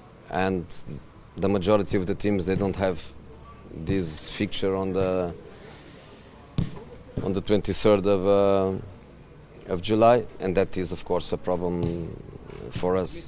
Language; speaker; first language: English; non-native, fluent; Portuguese